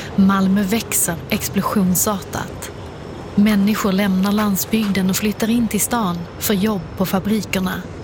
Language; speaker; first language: Swedish; native; Swedish